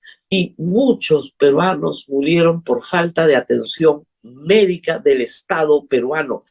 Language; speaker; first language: Spanish; native; Spanish